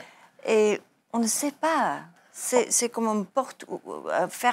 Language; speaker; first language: French; non-native, learner; Afrikaans